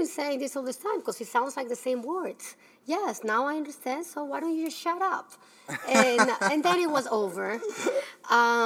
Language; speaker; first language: English; early bilingual, other home language; Spanish